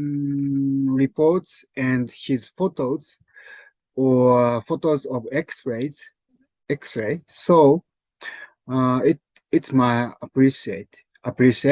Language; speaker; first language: English; non-native, learner; Japanese